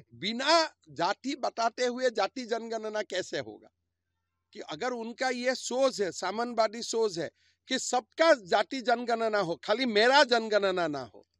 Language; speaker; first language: Hindi; non-native, local second language; Assamese